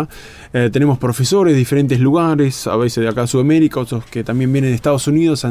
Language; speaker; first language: Spanish; native; Spanish